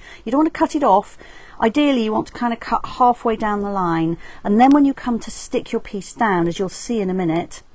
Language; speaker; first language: English; native; English